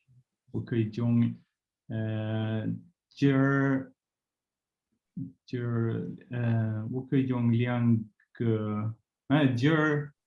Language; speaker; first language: Chinese; non-native, learner; Swedish